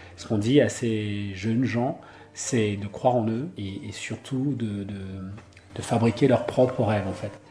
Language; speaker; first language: French; non-native, local second language; Duala